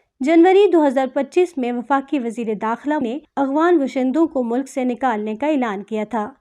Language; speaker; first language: Urdu; native; Urdu